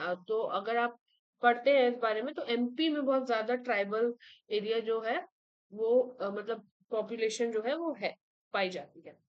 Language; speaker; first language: Hindi; native; Hindi